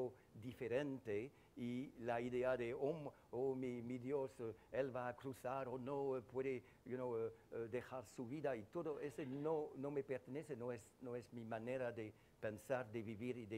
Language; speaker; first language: Spanish; non-native, fluent; French